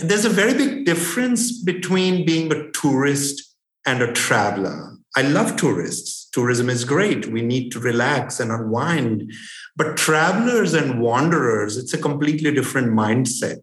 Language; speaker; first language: English; non-native, local second language; Hindi